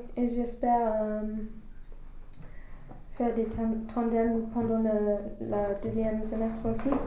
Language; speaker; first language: French; non-native, learner; English